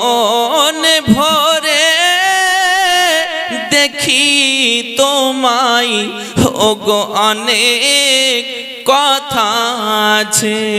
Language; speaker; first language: Bangla; native; Bangla